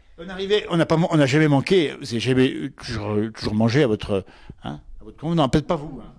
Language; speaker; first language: French; native; French